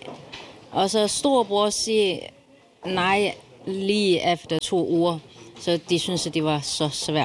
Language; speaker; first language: Danish; non-native, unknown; Chinese